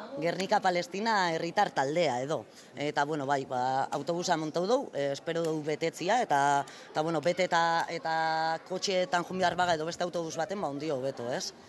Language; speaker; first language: Basque; native; Basque